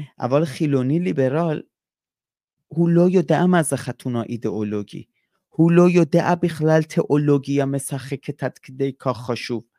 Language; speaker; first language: Hebrew; non-native, fluent; Persian